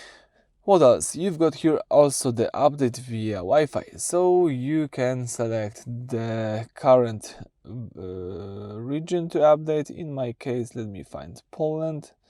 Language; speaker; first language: English; non-native, fluent; Polish